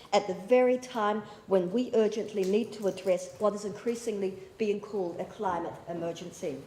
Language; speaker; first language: English; native; English